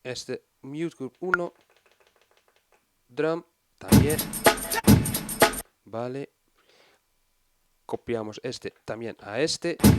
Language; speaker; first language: Spanish; non-native, fluent; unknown